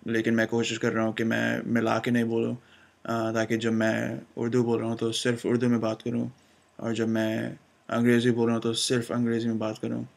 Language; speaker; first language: Urdu; early bilingual, heritage; Urdu